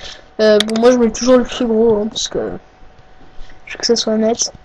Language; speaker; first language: French; native; French